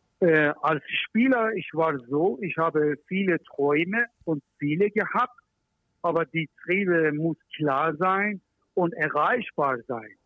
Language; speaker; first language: German; non-native, learner; Persian